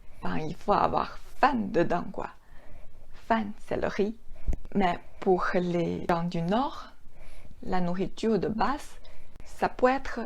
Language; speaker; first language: French; non-native, fluent; Chinese